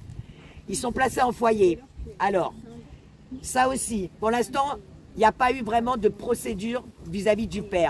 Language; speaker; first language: French; native; French